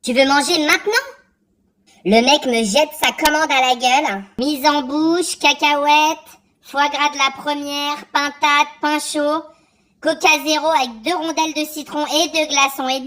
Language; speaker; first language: French; native; French